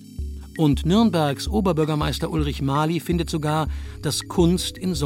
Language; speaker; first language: German; native; German